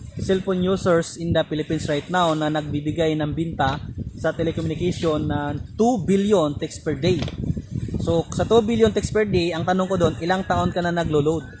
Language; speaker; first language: Filipino; non-native, local second language; Cebuano